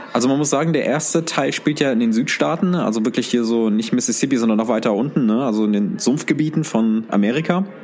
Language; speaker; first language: German; early bilingual, other home language; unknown